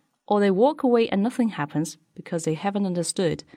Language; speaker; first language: English; non-native, fluent; Chinese